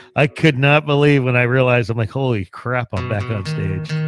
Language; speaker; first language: English; native; English